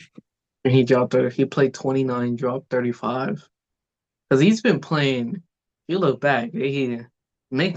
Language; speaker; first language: English; native; English